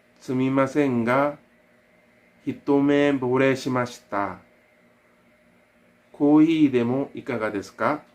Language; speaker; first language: Japanese; non-native, learner; Korean